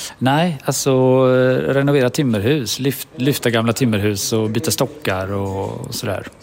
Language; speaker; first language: Swedish; native; Swedish